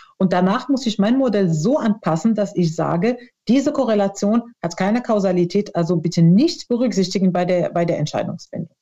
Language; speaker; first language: German; non-native, fluent; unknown